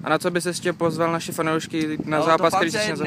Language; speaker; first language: Czech; native; Czech